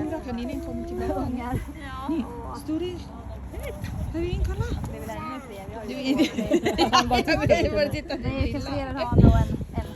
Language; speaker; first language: Swedish; non-native, learner; Thai